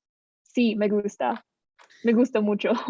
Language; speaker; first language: Spanish; non-native, learner; Filipino